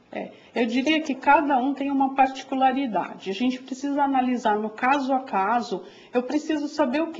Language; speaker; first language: Portuguese; native; Portuguese